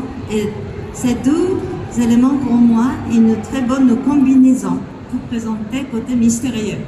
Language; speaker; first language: French; non-native, fluent; Japanese